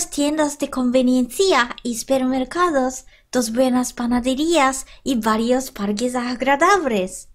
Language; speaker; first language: Spanish; non-native, learner; Japanese